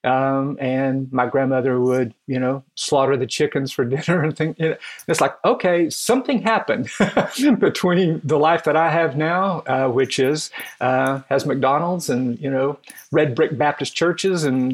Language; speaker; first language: English; native; English